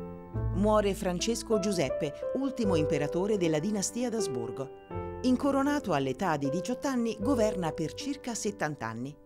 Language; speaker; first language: Italian; native; Italian